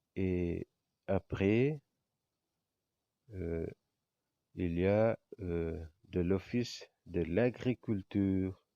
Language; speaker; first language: French; non-native, fluent; Indonesian